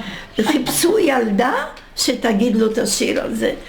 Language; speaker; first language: Hebrew; non-native, fluent; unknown